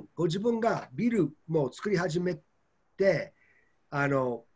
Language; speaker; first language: Japanese; non-native, fluent; English